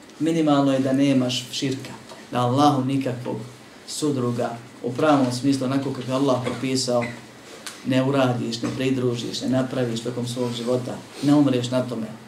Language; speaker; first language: Bosnian; native; Bosnian